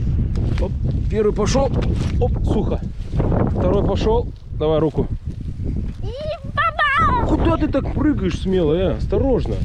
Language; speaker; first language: Russian; native; Russian